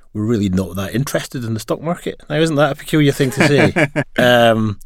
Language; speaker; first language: English; native; English